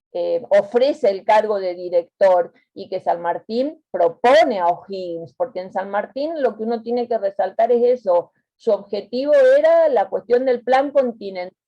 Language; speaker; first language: Spanish; native; Spanish